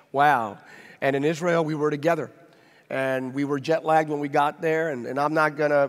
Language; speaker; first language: English; native; English